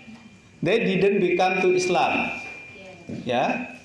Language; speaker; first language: English; non-native, learner; Indonesian